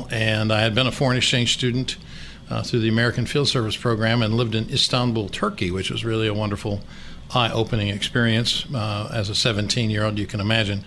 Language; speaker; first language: English; native; English